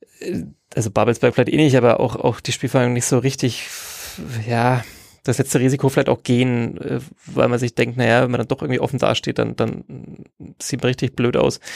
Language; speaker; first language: German; native; German